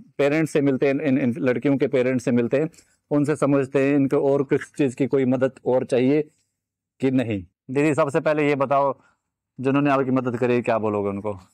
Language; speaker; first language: Hindi; native; Hindi